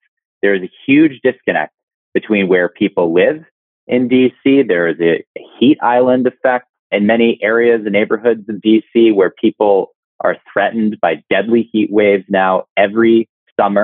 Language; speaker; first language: English; native; English